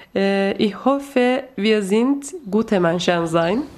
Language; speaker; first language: German; non-native, learner; Turkish